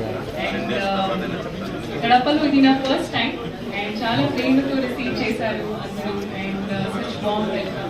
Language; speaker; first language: Telugu; non-native, local second language; Hindi